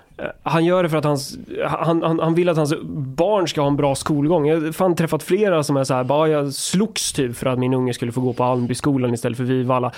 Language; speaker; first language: Swedish; native; Swedish